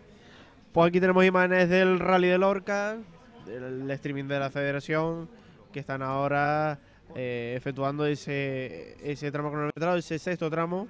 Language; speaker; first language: Spanish; native; Spanish